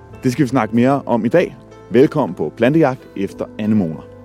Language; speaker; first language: Danish; native; Danish